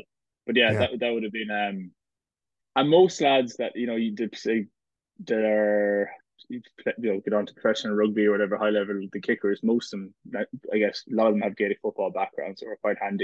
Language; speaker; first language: English; native; English